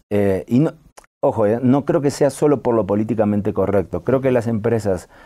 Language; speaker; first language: Spanish; native; Spanish